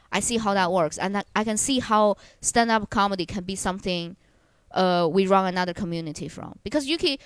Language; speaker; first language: English; non-native, fluent; Chinese